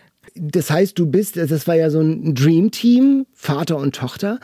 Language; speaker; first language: German; native; German